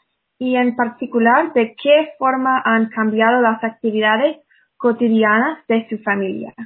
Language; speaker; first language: Spanish; non-native, fluent; English